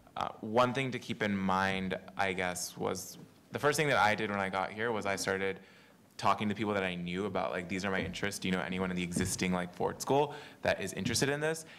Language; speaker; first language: English; native; English